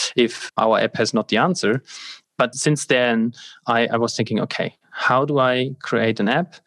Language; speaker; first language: English; non-native, fluent; German